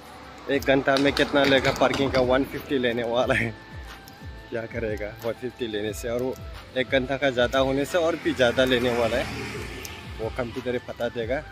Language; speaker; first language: Hindi; non-native, local second language; Bodo